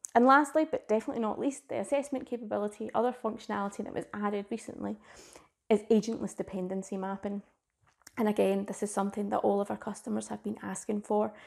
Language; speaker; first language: English; native; English